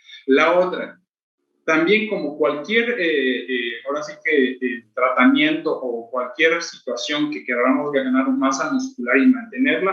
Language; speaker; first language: Spanish; native; Spanish